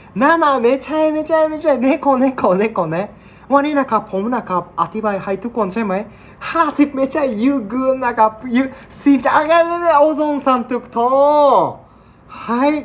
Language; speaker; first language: Thai; non-native, learner; Japanese